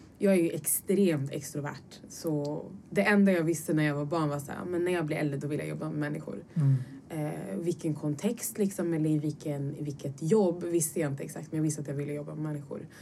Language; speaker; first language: Swedish; early bilingual, other home language; Somali